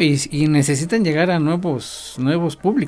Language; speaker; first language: Spanish; native; Spanish